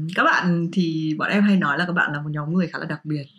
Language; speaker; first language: Vietnamese; native; Vietnamese